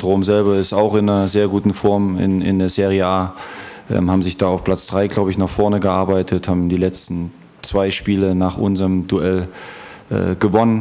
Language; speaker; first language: German; native; German